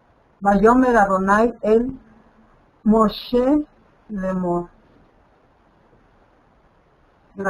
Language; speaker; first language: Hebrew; non-native, learner; Spanish